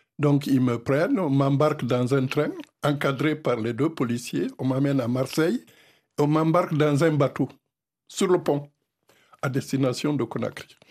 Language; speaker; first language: French; non-native, local second language; Fula